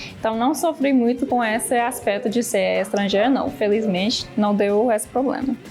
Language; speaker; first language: Portuguese; non-native, fluent; English